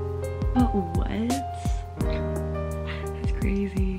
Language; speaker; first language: English; native; English